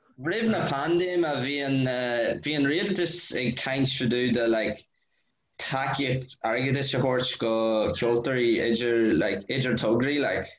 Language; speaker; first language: Irish; non-native, local second language; English